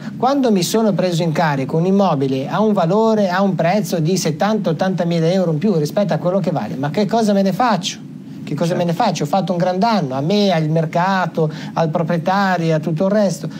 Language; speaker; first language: Italian; native; Italian